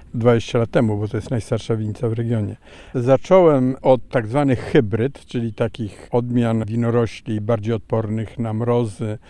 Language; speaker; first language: Polish; native; Polish